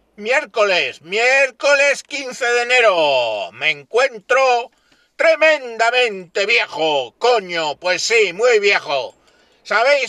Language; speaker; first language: Spanish; native; Spanish